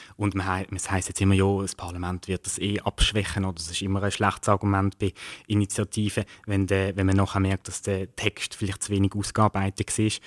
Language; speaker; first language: German; native; German